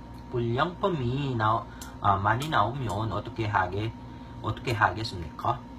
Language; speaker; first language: Korean; non-native, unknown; Filipino